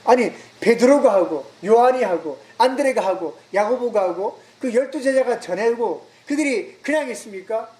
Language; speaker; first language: Korean; native; Korean